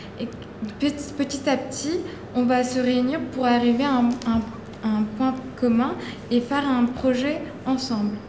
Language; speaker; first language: French; non-native, fluent; Turkish